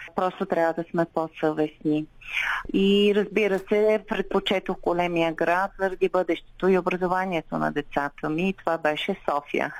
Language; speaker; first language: Bulgarian; non-native, local second language; Turkish